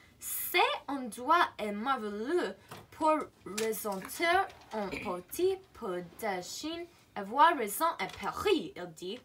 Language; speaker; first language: French; non-native, learner; English